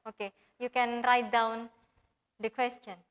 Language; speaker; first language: English; non-native, fluent; Indonesian